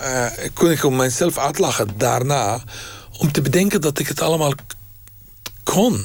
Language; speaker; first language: Dutch; non-native, fluent; Arabic